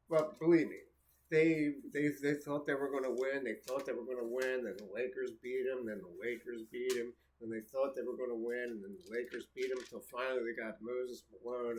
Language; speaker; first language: English; native; English